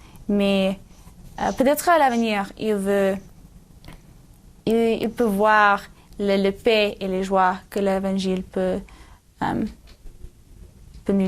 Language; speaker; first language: French; non-native, learner; English